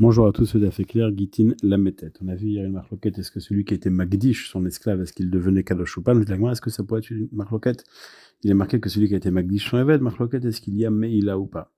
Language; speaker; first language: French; native; French